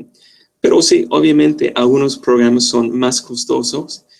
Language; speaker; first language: Spanish; non-native, fluent; English